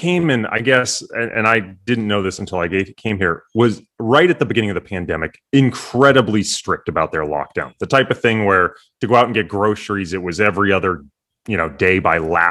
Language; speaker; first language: English; native; English